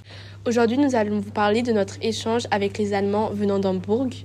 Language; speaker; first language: French; native; French